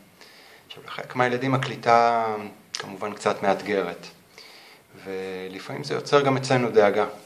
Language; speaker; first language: Hebrew; native; Hebrew